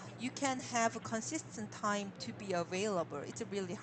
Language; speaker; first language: English; non-native, learner; Korean